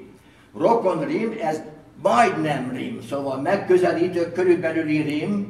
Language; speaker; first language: Hungarian; early bilingual, heritage; Hungarian